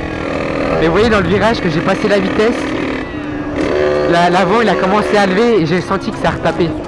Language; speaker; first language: French; native; French